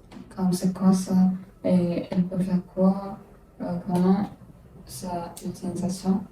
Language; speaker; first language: French; non-native, learner; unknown